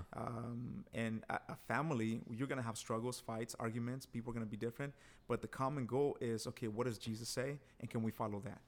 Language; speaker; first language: English; early bilingual, other home language; Spanish